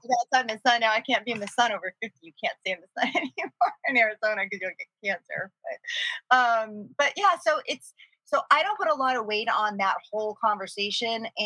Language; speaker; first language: English; native; English